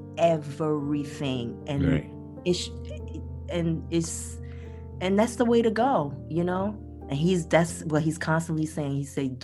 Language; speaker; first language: English; native; English